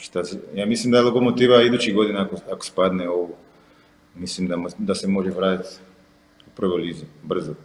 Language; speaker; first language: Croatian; non-native, fluent; Portuguese